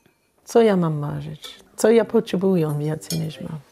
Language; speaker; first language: Polish; non-native, fluent; English